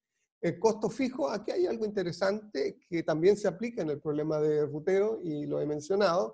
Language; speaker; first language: Spanish; native; Spanish